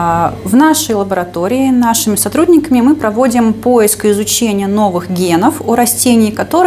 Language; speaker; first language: Russian; native; Russian